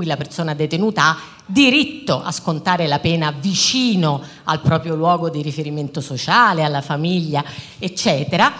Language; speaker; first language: Italian; native; Italian